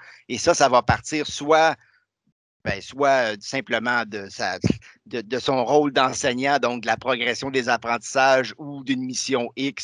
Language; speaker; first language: French; native; French